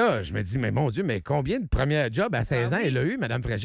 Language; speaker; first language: French; native; French